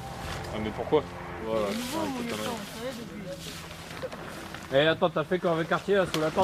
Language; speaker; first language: French; native; French